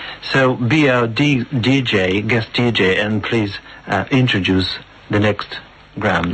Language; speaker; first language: English; non-native, fluent; Russian